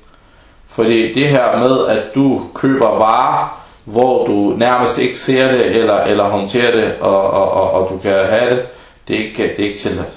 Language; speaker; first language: Danish; non-native, fluent; Arabic